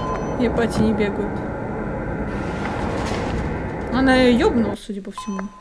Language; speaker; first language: Russian; native; Russian